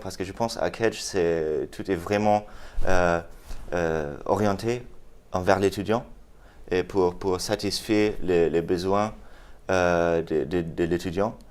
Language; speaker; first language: French; non-native, fluent; German